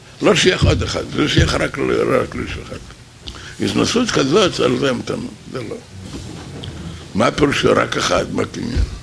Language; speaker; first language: Hebrew; non-native, fluent; Yiddish